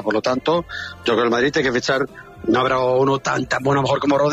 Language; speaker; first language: Spanish; native; Spanish